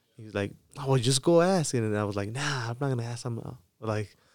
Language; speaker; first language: English; early bilingual, other home language; Spanish